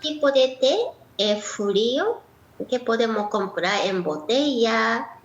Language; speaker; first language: Spanish; non-native, learner; Japanese